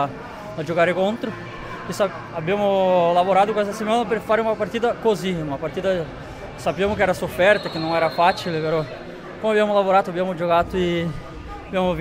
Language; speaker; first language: Italian; non-native, fluent; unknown